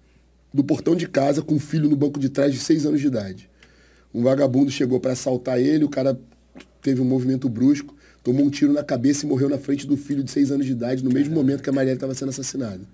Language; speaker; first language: Portuguese; native; Portuguese